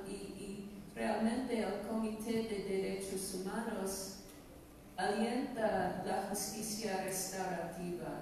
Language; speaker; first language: Spanish; non-native, fluent; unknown